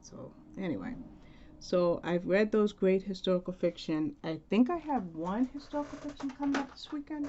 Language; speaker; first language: English; native; English